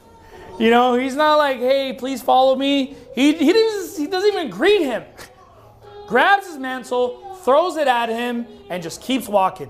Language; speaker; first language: English; native; English